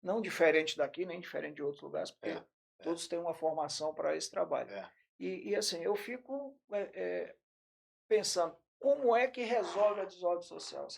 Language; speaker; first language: Portuguese; native; Portuguese